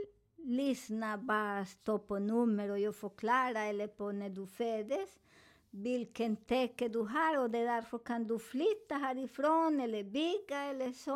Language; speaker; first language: Swedish; non-native, learner; Spanish